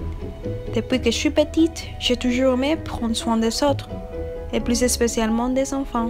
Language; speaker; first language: French; non-native, fluent; Spanish